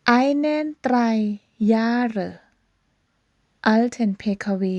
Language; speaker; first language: German; non-native, fluent; Thai